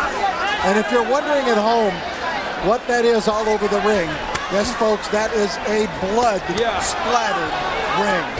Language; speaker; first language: English; native; English